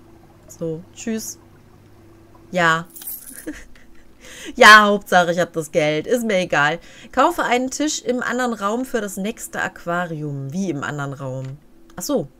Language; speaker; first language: German; native; German